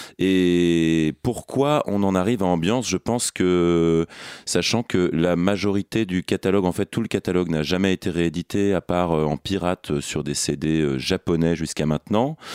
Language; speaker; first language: French; native; French